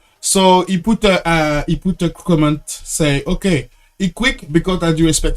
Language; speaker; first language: English; non-native, learner; French